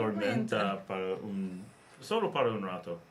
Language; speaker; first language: Spanish; non-native, learner; English